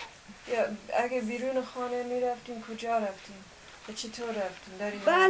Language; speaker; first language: Persian; non-native, fluent; English